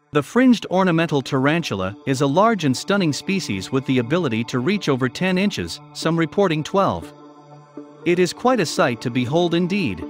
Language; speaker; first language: English; native; English